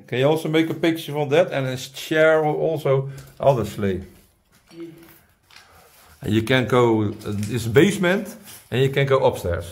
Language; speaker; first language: English; non-native, learner; Dutch